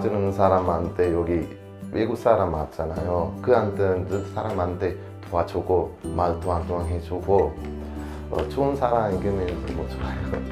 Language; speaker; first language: Korean; non-native, learner; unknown